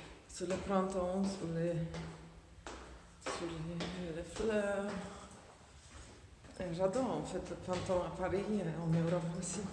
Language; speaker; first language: French; non-native, fluent; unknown